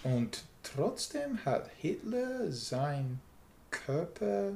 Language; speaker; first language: German; non-native, learner; English